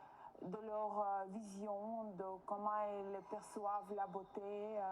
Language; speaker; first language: French; non-native, learner; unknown